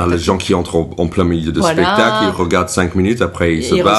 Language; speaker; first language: French; non-native, fluent; English